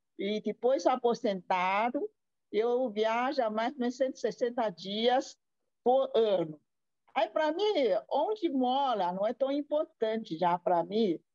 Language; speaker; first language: Portuguese; non-native, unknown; Chinese